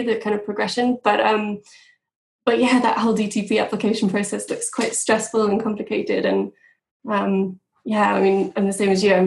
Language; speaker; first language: English; native; English